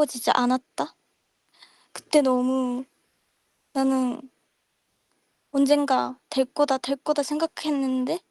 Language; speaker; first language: Korean; non-native, fluent; Japanese